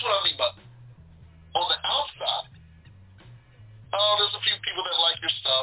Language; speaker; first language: English; native; English